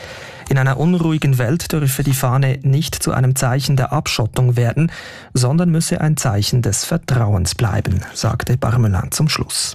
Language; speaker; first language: German; native; German